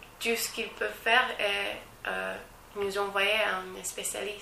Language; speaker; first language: French; non-native, fluent; English